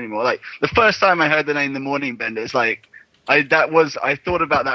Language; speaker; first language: English; native; English